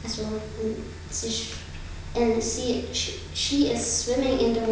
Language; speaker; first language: English; non-native, learner; German